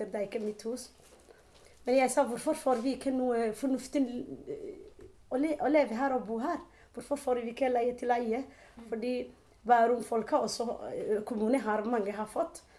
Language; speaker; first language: Norwegian; non-native, learner; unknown